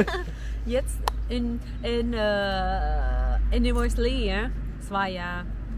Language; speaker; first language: German; non-native, learner; Thai